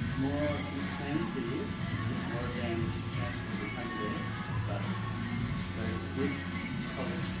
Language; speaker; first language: English; non-native, learner; German